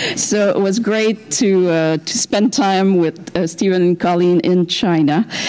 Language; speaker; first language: English; non-native, local second language; French